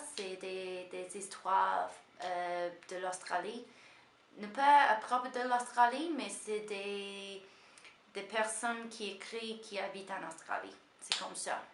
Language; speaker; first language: French; non-native, learner; English